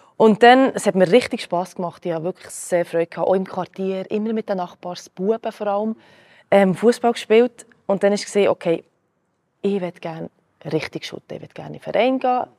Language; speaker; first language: German; early bilingual, other home language; Croatian